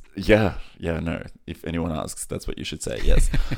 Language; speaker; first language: English; early bilingual, other home language; Macedonian